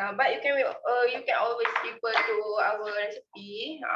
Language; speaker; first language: English; non-native, local second language; Malay